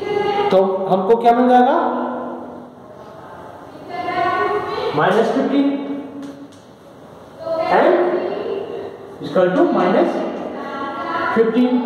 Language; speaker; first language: Hindi; native; Hindi